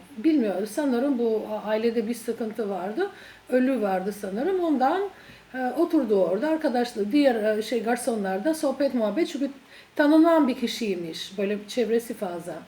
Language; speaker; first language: Turkish; non-native, fluent; Albanian